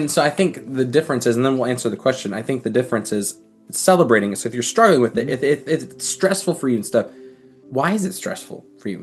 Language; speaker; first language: English; native; English